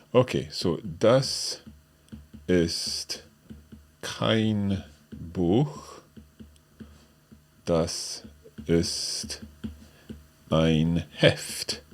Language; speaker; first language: German; non-native, learner; English